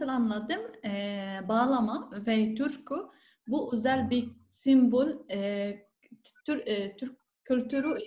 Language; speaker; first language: Turkish; non-native, learner; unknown